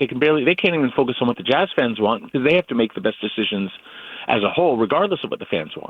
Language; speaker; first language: English; native; English